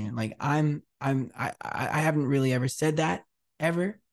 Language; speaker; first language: English; early bilingual, other home language; Spanish